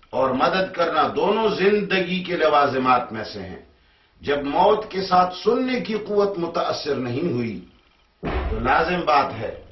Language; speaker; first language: Urdu; non-native, local second language; Pashto